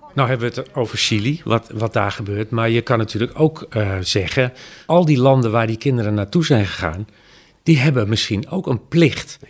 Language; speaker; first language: Dutch; native; Dutch